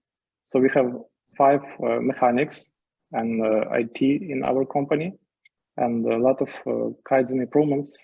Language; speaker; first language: English; non-native, learner; Ukrainian